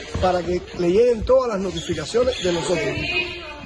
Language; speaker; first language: Spanish; native; Spanish